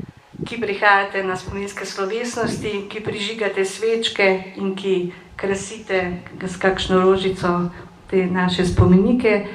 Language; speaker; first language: Slovenian; native; Slovenian